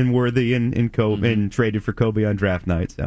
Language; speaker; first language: English; native; English